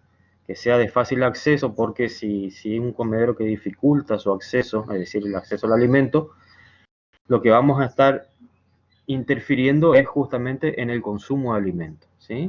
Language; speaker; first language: Spanish; native; Spanish